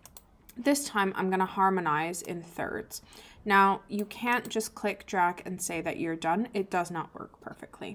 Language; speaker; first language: English; native; English